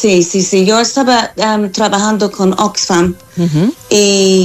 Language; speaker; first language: Spanish; non-native, fluent; English